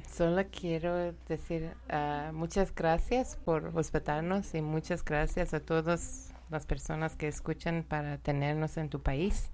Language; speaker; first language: Spanish; non-native, learner; Persian